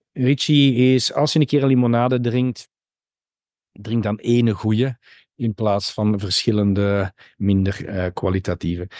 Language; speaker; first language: Dutch; native; Dutch